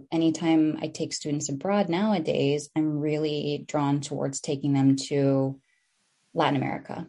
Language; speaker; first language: English; early bilingual, other home language; Filipino